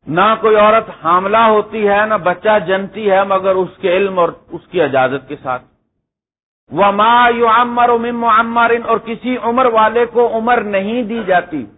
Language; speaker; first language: Urdu; non-native, local second language; Punjabi